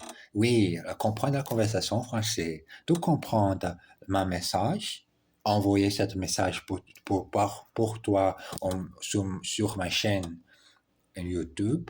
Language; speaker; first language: French; non-native, learner; Portuguese